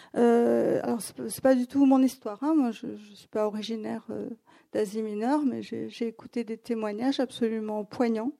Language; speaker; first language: French; non-native, fluent; Greek